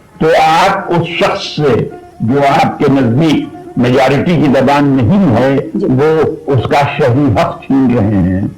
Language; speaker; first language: Urdu; native; Urdu